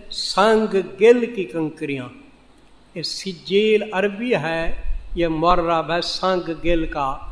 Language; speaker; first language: Urdu; non-native, local second language; Saraiki